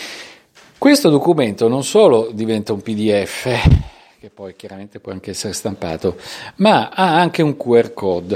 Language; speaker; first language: Italian; native; Italian